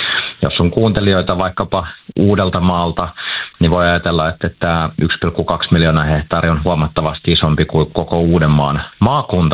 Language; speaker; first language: Finnish; native; Finnish